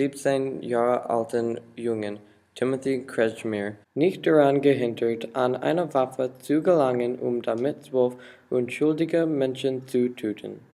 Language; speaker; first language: German; non-native, learner; English